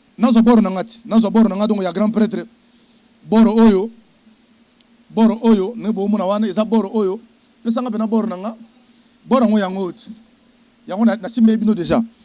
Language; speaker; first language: Lingala; native; Lingala